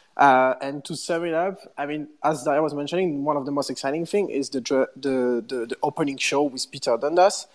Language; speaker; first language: English; non-native, fluent; French